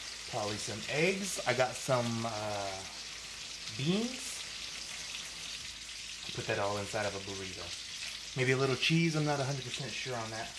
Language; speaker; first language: English; early bilingual, other home language; Spanish